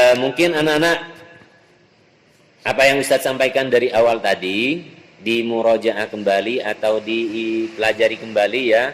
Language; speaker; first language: Indonesian; native; Indonesian